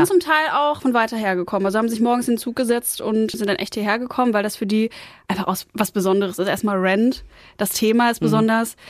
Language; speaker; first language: German; native; German